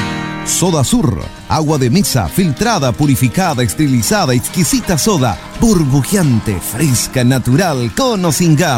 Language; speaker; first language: Spanish; native; Spanish